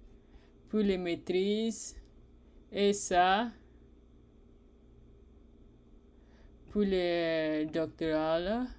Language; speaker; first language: French; non-native, learner; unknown